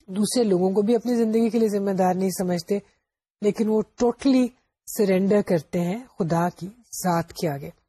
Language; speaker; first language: Urdu; native; Urdu